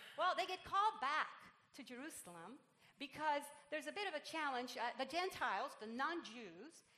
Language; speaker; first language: English; non-native, fluent; Spanish